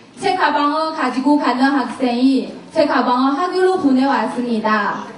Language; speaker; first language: Korean; non-native, learner; Chinese